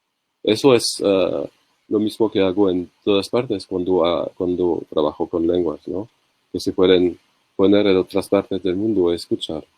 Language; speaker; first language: Spanish; non-native, learner; French